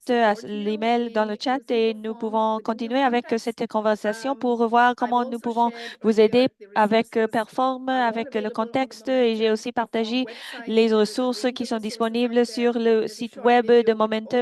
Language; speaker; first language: French; non-native, fluent; English